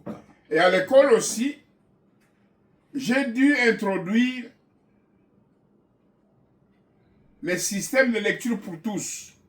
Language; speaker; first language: French; non-native, local second language; Kongo